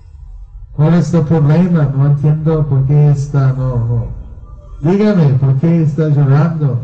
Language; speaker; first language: Spanish; non-native, learner; Bangla